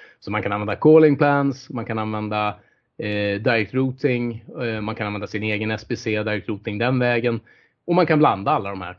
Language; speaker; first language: Swedish; native; Swedish